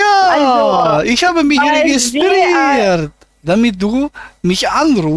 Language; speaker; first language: German; native; German